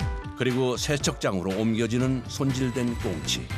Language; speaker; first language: Korean; native; Korean